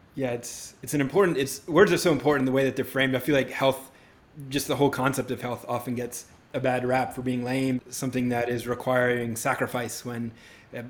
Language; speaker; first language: English; native; English